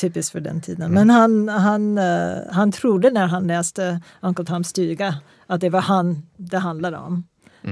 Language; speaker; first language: Swedish; non-native, fluent; English